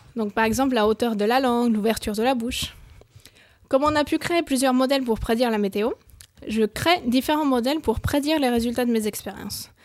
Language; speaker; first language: French; non-native, fluent; Spanish